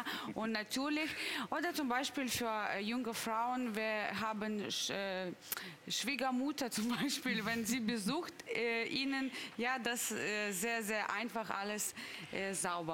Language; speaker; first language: German; non-native, fluent; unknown